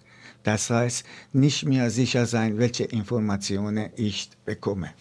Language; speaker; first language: German; non-native, fluent; Persian